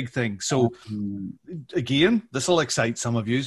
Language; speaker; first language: English; native; English